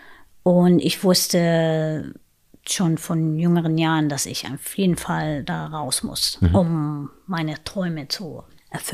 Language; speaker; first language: German; non-native, fluent; Arabic